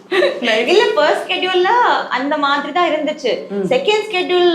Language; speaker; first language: Tamil; non-native, learner; Telugu